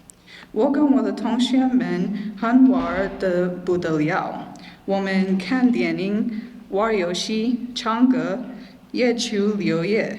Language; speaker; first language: Chinese; non-native, learner; English